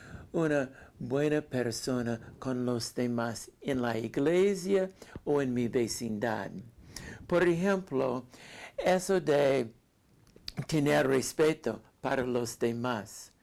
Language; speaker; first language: Spanish; non-native, fluent; English